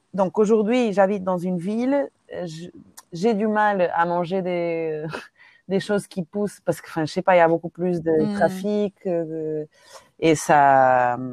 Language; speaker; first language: French; non-native, fluent; Portuguese